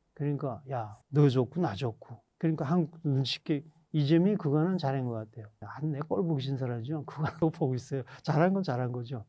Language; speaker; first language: Korean; native; Korean